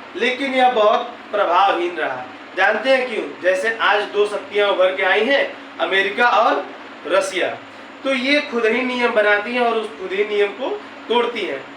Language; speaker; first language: Hindi; native; Hindi